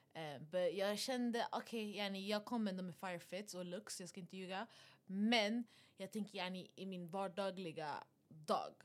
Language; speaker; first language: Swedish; early bilingual, other home language; Arabic